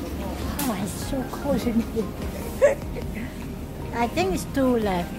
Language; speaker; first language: English; non-native, fluent; Indonesian